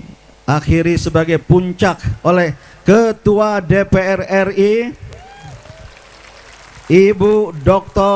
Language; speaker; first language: Indonesian; native; Indonesian